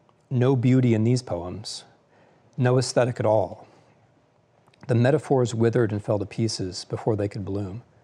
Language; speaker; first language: English; native; English